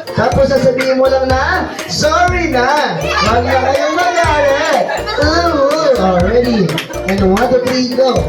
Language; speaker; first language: Filipino; native; Filipino